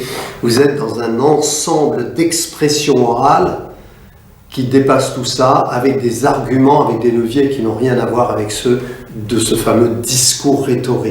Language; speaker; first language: French; native; French